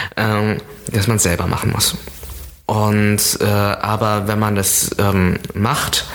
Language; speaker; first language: German; native; German